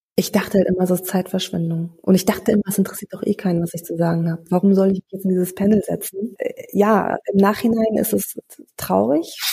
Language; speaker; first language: German; early bilingual, other home language; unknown